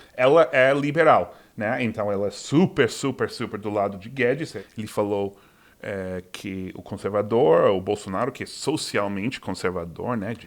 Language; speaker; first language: Portuguese; non-native, fluent; English